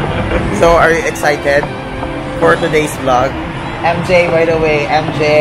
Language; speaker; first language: English; non-native, local second language; Filipino